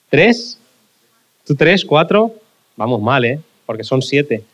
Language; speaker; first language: Spanish; native; Spanish